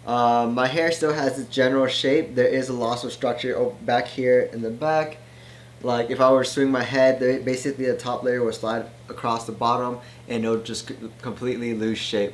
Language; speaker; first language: English; native; English